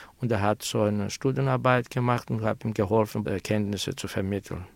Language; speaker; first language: German; non-native, fluent; Greek